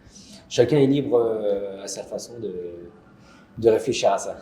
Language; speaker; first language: French; native; French